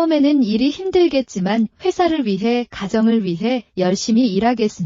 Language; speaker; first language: Korean; non-native, learner; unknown